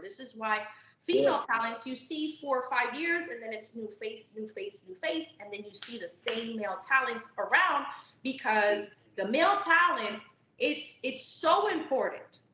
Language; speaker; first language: English; native; English